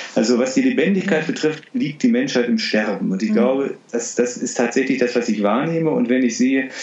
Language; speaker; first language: German; native; German